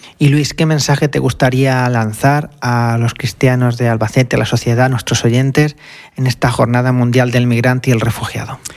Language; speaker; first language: Spanish; native; Spanish